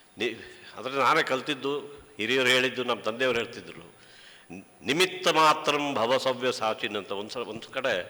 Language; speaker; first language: Kannada; native; Kannada